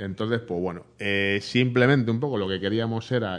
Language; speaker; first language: Spanish; native; Spanish